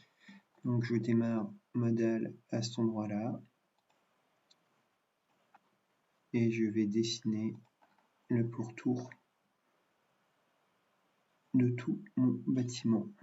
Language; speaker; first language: French; native; French